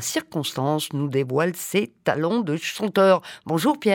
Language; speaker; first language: French; native; French